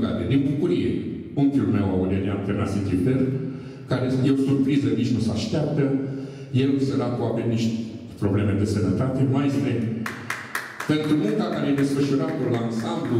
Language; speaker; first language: Romanian; native; Romanian